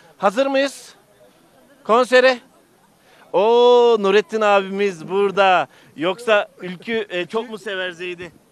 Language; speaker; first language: Turkish; native; Turkish